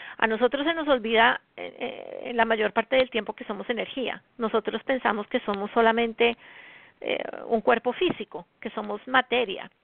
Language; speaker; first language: Spanish; native; Spanish